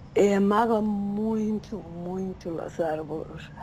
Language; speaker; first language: Spanish; non-native, learner; Portuguese